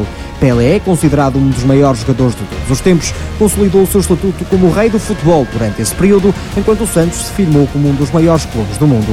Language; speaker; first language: Portuguese; native; Portuguese